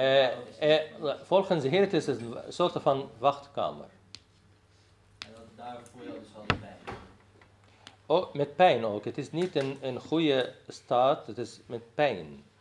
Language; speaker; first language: Dutch; non-native, fluent; Arabic